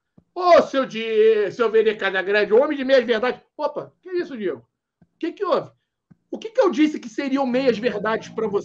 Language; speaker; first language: Portuguese; native; Portuguese